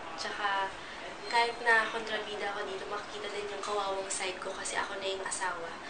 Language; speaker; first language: Filipino; native; Filipino